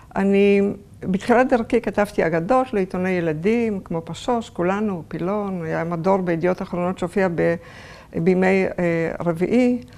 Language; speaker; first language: Hebrew; early bilingual, other home language; Polish